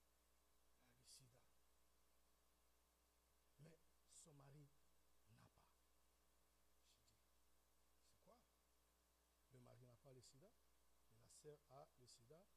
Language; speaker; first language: French; non-native, local second language; Lingala